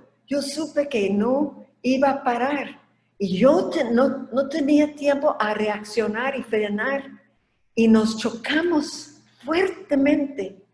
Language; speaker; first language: Spanish; non-native, fluent; English